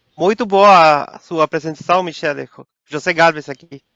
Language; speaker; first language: Portuguese; non-native, fluent; Spanish